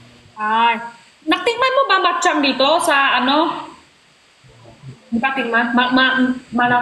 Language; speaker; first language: Filipino; non-native, learner; Korean